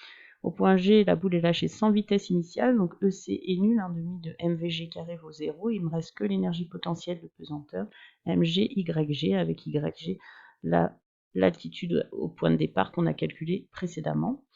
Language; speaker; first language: French; native; French